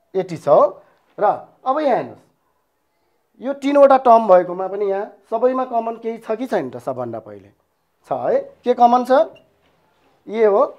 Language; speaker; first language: Nepali; non-native, local second language; Newari